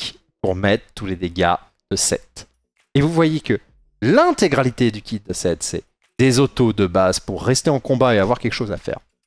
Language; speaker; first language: French; native; French